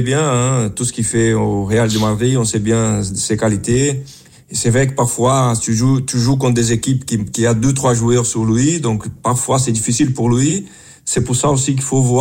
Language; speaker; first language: French; non-native, fluent; Portuguese